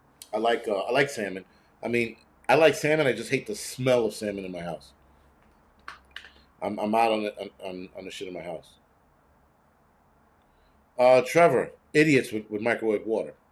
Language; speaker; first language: English; native; English